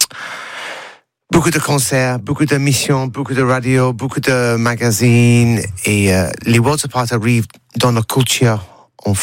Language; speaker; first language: French; non-native, learner; English